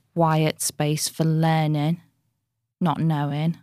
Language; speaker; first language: English; native; English